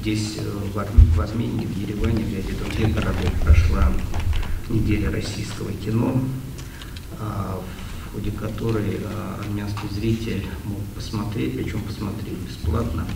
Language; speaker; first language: Russian; native; Russian